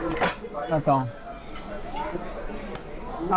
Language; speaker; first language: French; non-native, fluent; Spanish